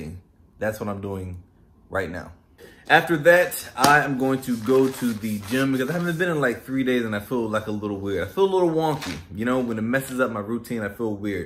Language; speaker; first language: English; native; English